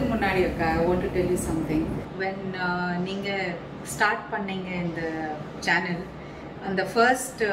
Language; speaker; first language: Tamil; non-native, local second language; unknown